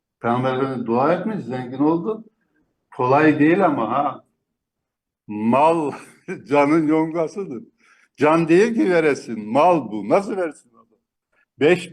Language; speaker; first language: Turkish; native; Turkish